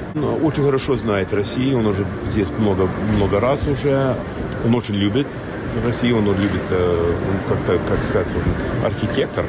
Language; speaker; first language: Russian; non-native, fluent; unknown